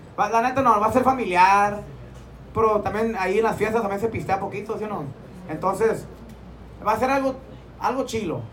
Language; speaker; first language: Spanish; early bilingual, heritage; Spanish